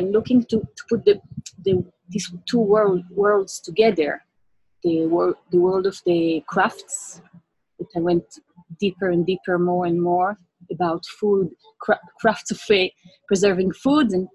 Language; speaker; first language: English; non-native, fluent; Hebrew